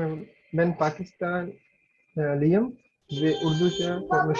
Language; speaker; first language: Turkish; non-native, learner; Urdu